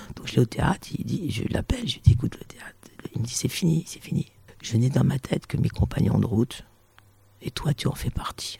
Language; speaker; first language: French; native; French